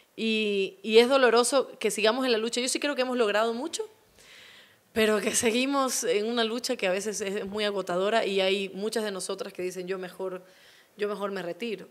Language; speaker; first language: Spanish; native; Spanish